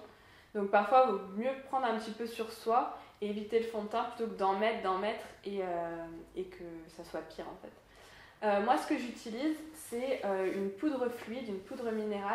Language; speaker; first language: French; native; French